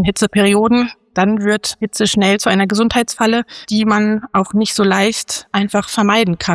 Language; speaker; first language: German; native; German